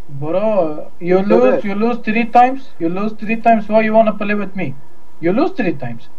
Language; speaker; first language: English; non-native, learner; Uzbek